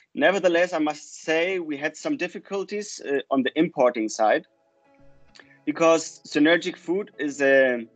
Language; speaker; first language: English; non-native, fluent; German